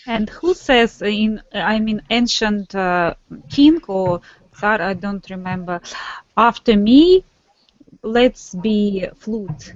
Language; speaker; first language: English; non-native, learner; Russian